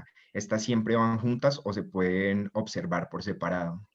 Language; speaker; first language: Spanish; native; Spanish